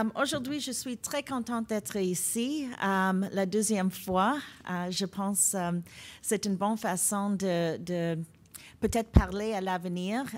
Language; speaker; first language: French; non-native, local second language; English